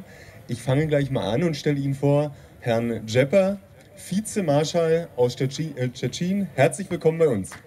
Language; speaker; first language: German; native; German